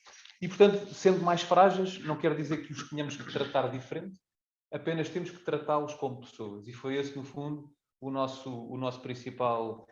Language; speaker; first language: Portuguese; native; Portuguese